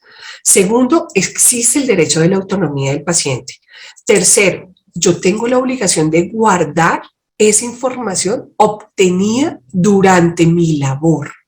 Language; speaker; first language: Spanish; native; Spanish